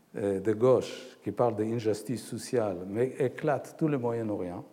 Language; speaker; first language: French; non-native, fluent; Hebrew